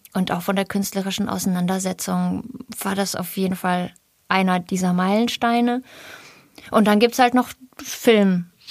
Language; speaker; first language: German; early bilingual, other home language; Russian